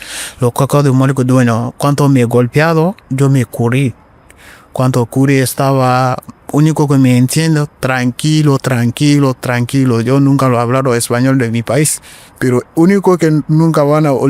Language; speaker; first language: Spanish; non-native, learner; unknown